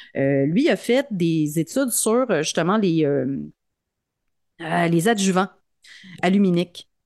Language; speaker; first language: French; native; French